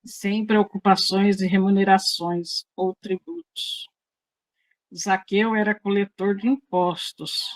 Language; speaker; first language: Portuguese; native; Portuguese